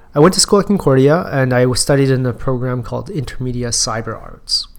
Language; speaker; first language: English; native; English